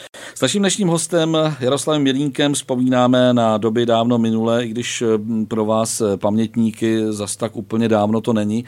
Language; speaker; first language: Czech; native; Czech